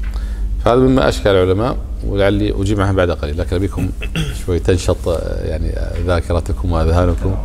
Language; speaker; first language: Arabic; native; Arabic